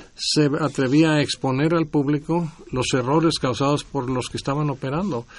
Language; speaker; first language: Spanish; native; Spanish